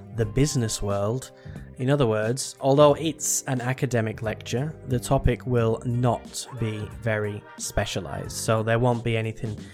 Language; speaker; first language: English; native; English